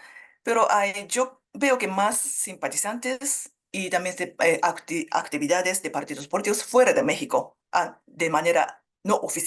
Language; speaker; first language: Spanish; non-native, fluent; Japanese